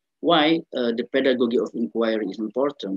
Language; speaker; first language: English; non-native, learner; Indonesian